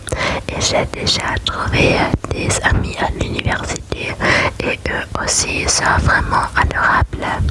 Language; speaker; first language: French; non-native, learner; German